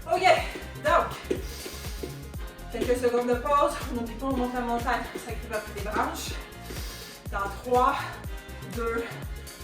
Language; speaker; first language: French; native; French